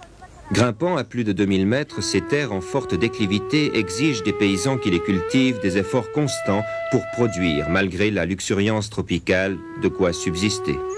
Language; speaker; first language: French; native; French